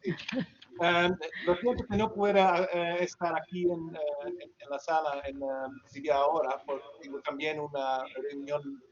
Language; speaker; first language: Spanish; non-native, learner; Dutch